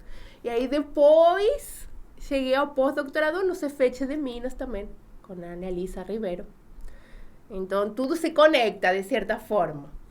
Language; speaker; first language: Portuguese; non-native, fluent; Spanish